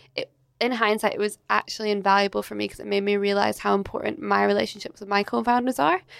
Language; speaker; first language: English; native; English